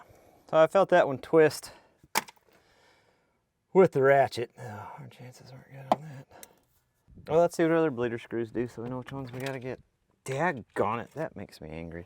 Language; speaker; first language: English; native; English